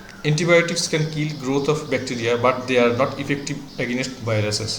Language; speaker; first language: English; non-native, local second language; Bangla